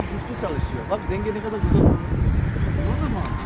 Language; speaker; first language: Turkish; non-native, learner; Bangla